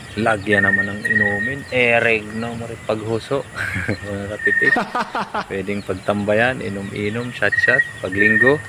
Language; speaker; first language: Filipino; non-native, local second language; Waray